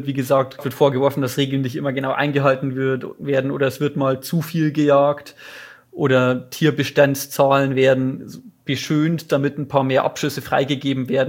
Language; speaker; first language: German; native; German